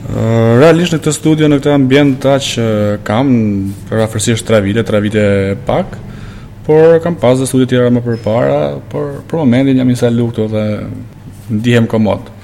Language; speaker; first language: Albanian; native; Albanian